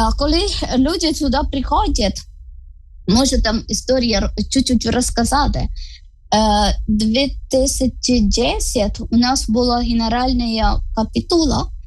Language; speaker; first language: Ukrainian; non-native, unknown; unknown